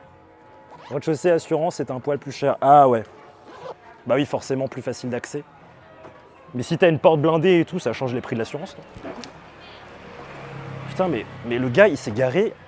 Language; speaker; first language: French; native; French